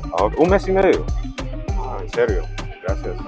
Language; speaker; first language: Spanish; non-native, learner; English